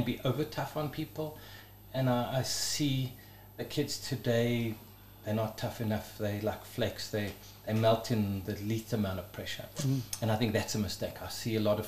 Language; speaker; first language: English; native; English